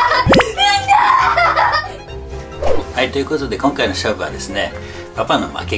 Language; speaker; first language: Japanese; native; Japanese